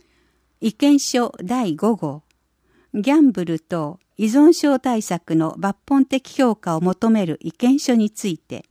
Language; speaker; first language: Japanese; native; Japanese